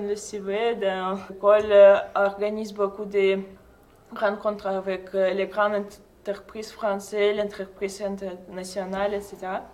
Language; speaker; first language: French; non-native, fluent; Russian